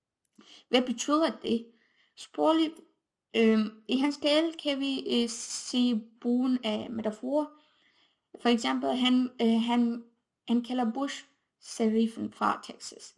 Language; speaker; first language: Danish; non-native, fluent; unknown